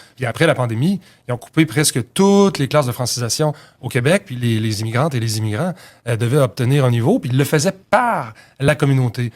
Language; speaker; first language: French; native; French